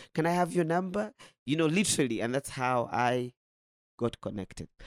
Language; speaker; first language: English; non-native, local second language; Ganda